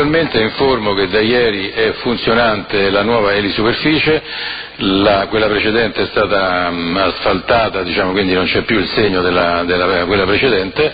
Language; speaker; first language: Italian; native; Italian